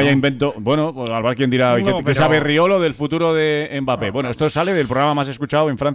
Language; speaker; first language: Spanish; native; Spanish